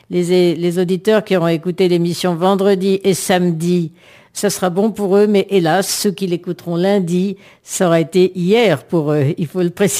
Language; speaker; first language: French; native; French